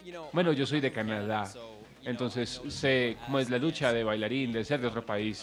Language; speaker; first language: Spanish; non-native, fluent; English